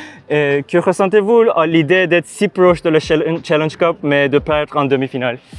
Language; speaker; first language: French; non-native, learner; Turkish